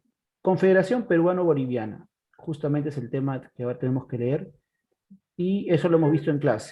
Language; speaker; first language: Spanish; native; Spanish